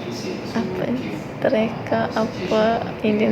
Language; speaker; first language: Indonesian; non-native, learner; Malay